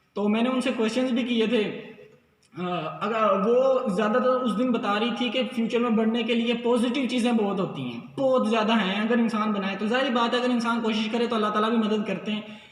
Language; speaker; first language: Urdu; non-native, local second language; Punjabi